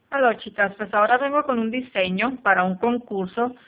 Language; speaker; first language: Spanish; early bilingual, heritage; Spanish